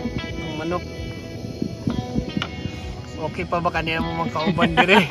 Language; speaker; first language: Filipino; non-native, local second language; Cebuano